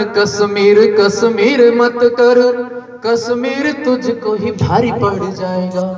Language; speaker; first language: Hindi; native; Hindi